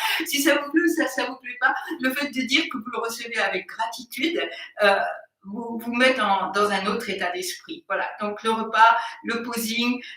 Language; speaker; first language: French; native; French